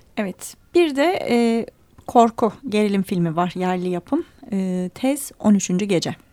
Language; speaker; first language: Turkish; native; Turkish